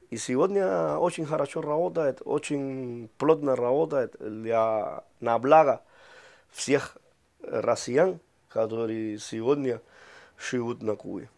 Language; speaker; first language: Russian; non-native, fluent; Spanish